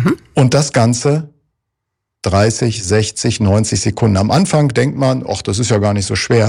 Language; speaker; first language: German; native; German